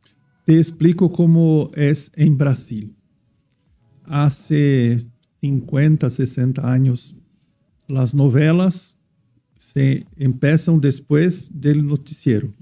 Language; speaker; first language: Spanish; non-native, fluent; Portuguese